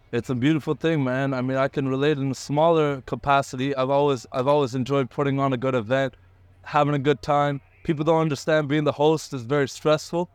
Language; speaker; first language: English; early bilingual, other home language; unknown